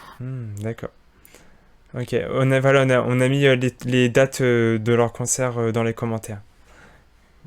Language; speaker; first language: French; native; French